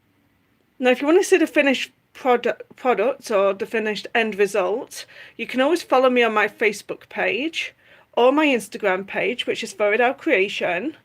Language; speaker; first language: English; native; English